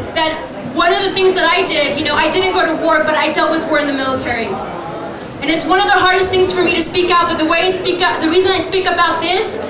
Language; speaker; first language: English; native; English